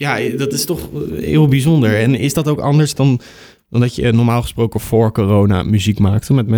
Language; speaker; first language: Dutch; native; Dutch